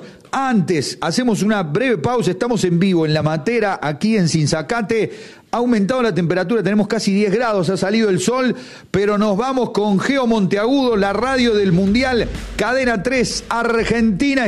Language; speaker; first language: Spanish; native; Spanish